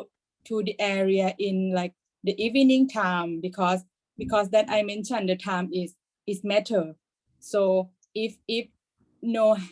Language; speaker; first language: English; non-native, learner; Thai